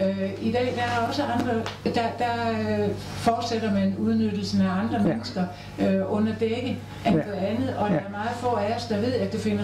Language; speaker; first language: Danish; native; Danish